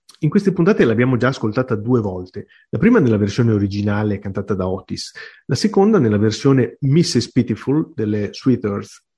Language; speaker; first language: Italian; native; Italian